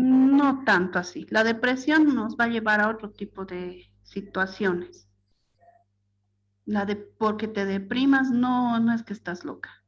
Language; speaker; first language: Spanish; native; Spanish